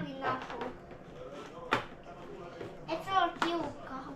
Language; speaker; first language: Finnish; early bilingual, other home language; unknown